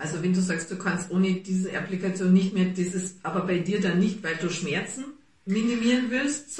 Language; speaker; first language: German; native; German